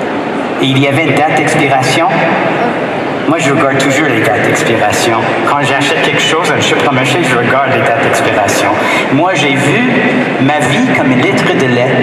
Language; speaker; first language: French; non-native, fluent; English